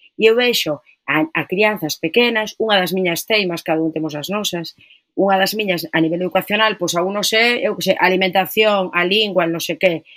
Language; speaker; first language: Galician; non-native, local second language; Spanish